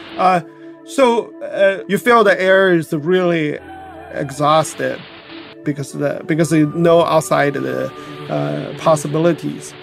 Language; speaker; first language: English; non-native, fluent; Chinese